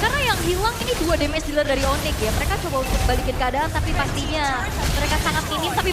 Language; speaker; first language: Indonesian; native; Indonesian